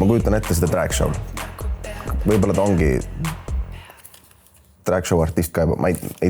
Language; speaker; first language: Estonian; native; Estonian